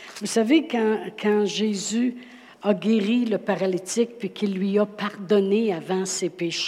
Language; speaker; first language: French; native; French